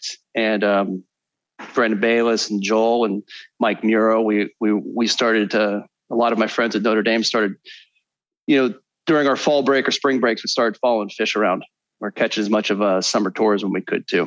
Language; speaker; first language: English; native; English